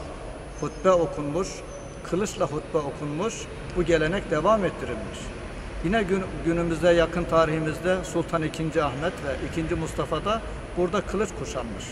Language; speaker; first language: Turkish; native; Turkish